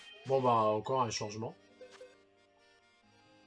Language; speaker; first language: French; native; French